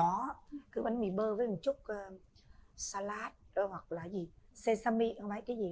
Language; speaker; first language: Vietnamese; native; Vietnamese